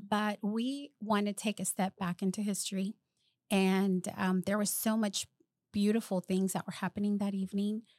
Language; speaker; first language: English; early bilingual, other home language; Spanish